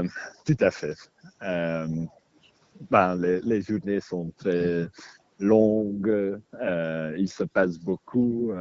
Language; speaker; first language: French; non-native, local second language; Dutch